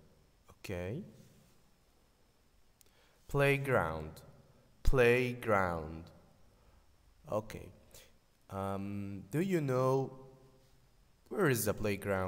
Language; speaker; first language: English; non-native, fluent; Arabic